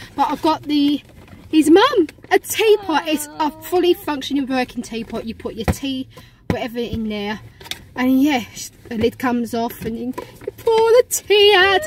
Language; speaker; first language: English; native; English